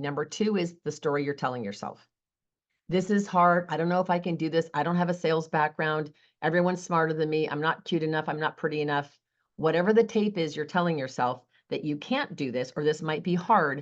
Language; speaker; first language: English; native; English